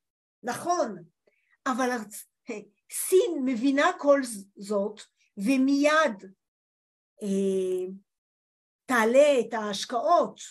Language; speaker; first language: Hebrew; non-native, fluent; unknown